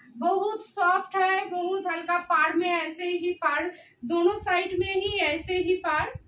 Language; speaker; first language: Hindi; non-native, local second language; Bangla